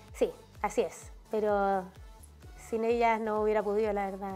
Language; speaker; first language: Spanish; native; Spanish